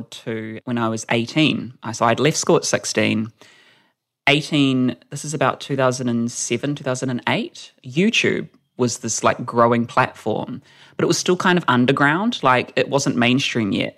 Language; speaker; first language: English; native; English